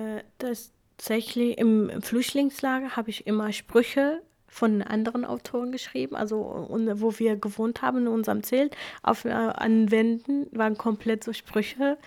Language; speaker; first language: German; early bilingual, other home language; Kurdish